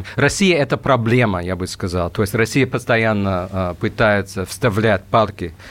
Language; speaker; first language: Russian; non-native, fluent; English